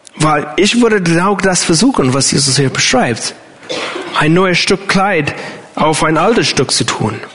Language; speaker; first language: German; non-native, fluent; English